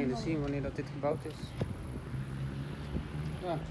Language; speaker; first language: Dutch; native; Dutch